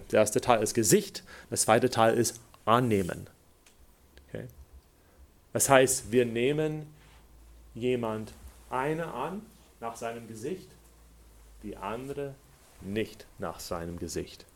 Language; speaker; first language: German; non-native, fluent; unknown